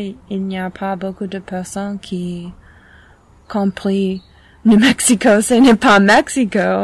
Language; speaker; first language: French; non-native, learner; English